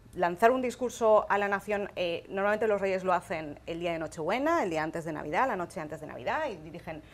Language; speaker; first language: Spanish; native; Spanish